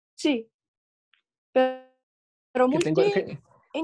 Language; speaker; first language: Spanish; non-native, learner; English